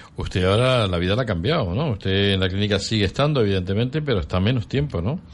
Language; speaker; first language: Spanish; native; Spanish